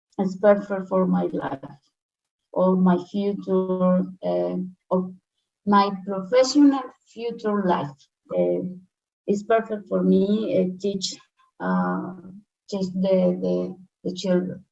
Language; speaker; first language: English; non-native, learner; Spanish